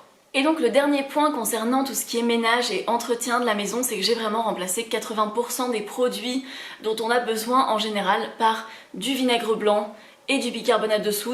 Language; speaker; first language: French; native; French